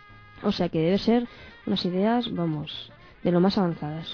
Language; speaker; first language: Spanish; native; Spanish